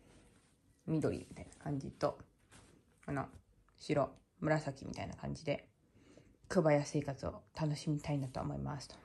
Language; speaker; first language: Japanese; native; Japanese